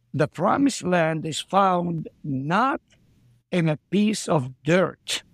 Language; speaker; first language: English; non-native, fluent; Arabic